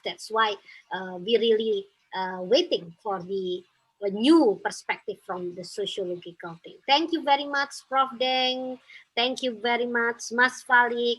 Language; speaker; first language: English; non-native, fluent; Indonesian